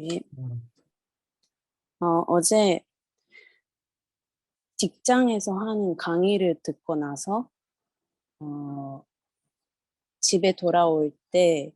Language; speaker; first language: Korean; non-native, local second language; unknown